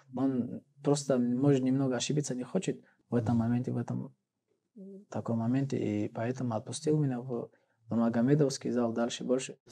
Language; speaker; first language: Russian; non-native, local second language; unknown